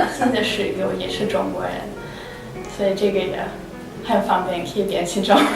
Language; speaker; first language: Chinese; non-native, fluent; German